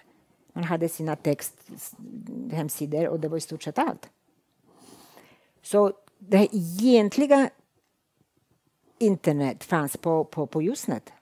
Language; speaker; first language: Swedish; non-native, fluent; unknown